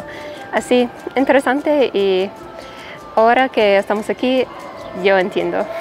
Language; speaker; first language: Spanish; non-native, learner; English